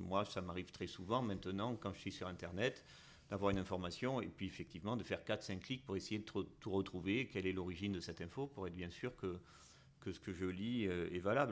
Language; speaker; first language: French; native; French